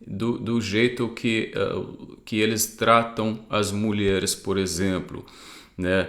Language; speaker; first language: Portuguese; non-native, fluent; Arabic